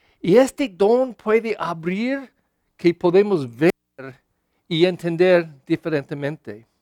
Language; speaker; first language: Spanish; non-native, learner; English